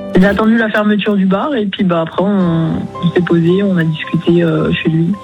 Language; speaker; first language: French; native; French